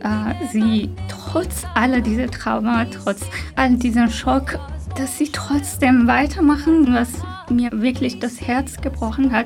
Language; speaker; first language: German; non-native, fluent; Persian